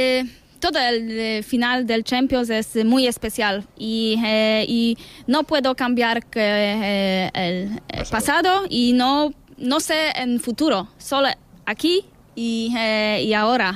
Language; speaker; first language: Spanish; non-native, learner; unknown